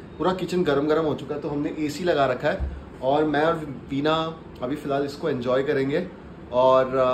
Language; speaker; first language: Hindi; native; Hindi